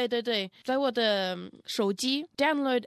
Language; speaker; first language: Chinese; non-native, learner; Russian